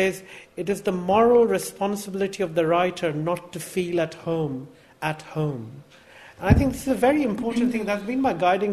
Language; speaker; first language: English; non-native, local second language; Bangla